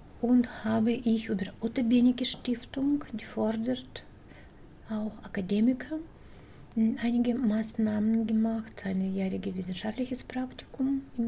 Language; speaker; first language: German; non-native, learner; Russian